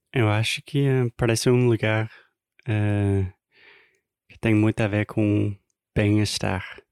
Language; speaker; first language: Portuguese; non-native, fluent; English